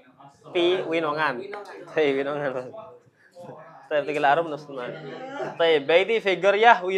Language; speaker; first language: Arabic; non-native, fluent; Indonesian